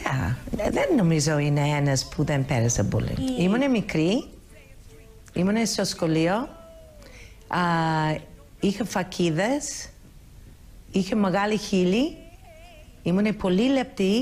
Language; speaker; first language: Greek; early bilingual, heritage; English